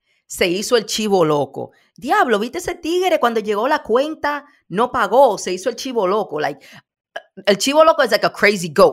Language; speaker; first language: Spanish; early bilingual, heritage; Spanish